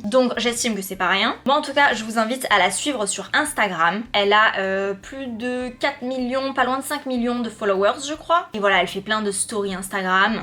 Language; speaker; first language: French; native; French